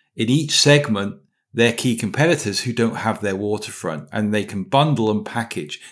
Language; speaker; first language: English; native; English